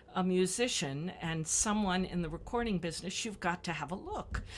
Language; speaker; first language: English; native; English